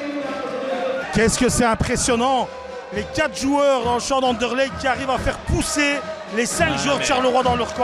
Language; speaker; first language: French; native; French